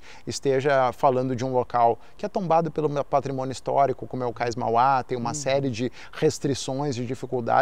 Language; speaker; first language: Portuguese; native; Portuguese